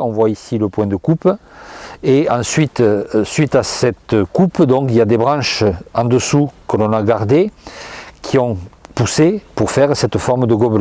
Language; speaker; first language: French; native; French